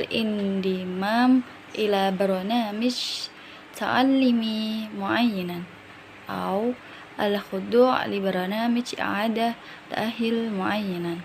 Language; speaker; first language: Arabic; non-native, learner; Indonesian